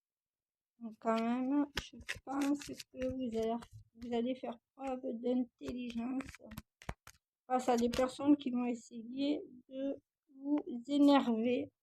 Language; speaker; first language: French; native; French